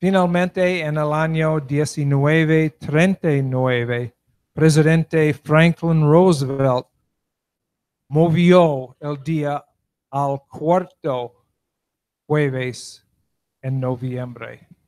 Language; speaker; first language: Spanish; non-native, learner; English